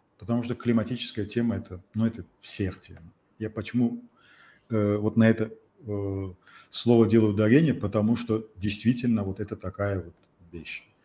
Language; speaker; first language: Russian; non-native, local second language; Azerbaijani